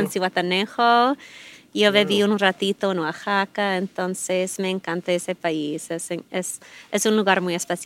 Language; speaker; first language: Spanish; non-native, fluent; English